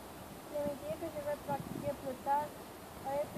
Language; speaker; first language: French; non-native, learner; Romanian